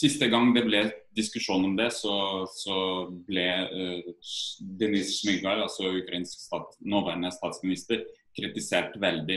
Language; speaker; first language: Norwegian; non-native, fluent; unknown